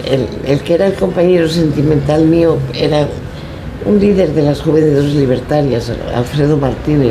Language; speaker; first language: Spanish; native; Spanish